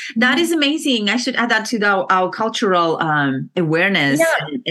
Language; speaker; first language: English; non-native, fluent; Kazakh